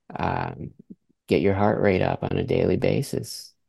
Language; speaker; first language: English; early bilingual, other home language; French